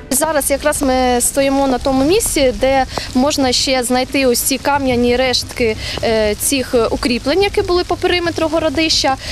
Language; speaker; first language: Ukrainian; native; Ukrainian